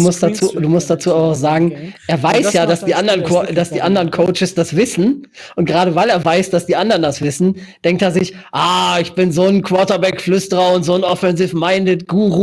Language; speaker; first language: German; native; German